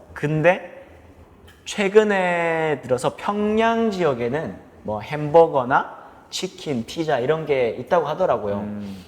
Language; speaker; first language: Korean; native; Korean